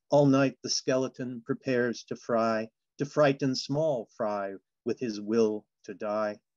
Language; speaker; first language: English; native; English